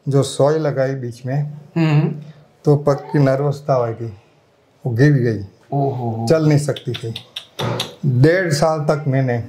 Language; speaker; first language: Hindi; non-native, local second language; Gujarati